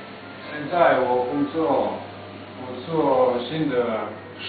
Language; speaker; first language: Chinese; non-native, learner; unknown